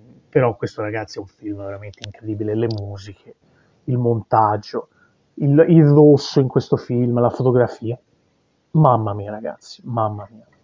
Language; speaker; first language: Italian; native; Italian